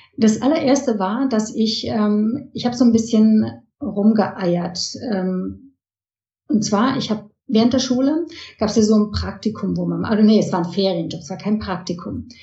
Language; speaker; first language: German; early bilingual, heritage; German